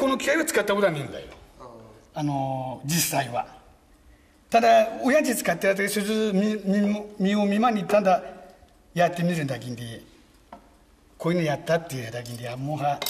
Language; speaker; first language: Japanese; native; Japanese